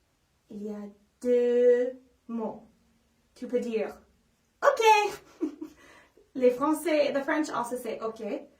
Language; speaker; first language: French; non-native, fluent; English